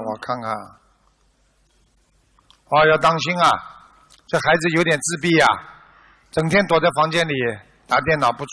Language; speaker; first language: Chinese; native; Chinese